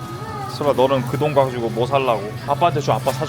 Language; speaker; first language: Korean; native; Korean